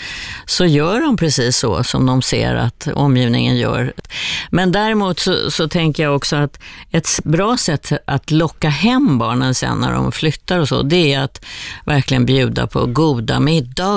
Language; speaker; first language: Swedish; native; Swedish